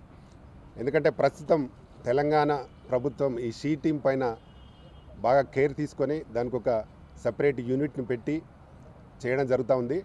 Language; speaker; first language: Telugu; native; Telugu